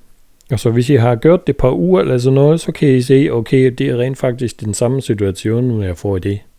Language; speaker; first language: Danish; non-native, fluent; German